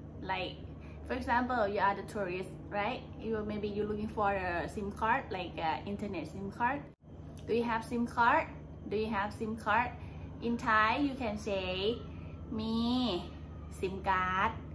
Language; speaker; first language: English; non-native, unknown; Thai